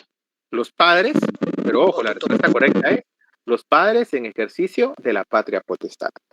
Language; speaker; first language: Spanish; native; Spanish